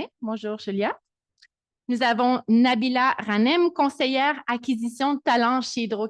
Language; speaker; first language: French; native; French